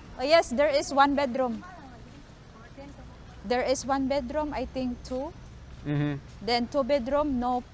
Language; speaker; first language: English; non-native, local second language; Cebuano